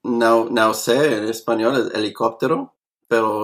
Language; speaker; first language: Portuguese; non-native, learner; English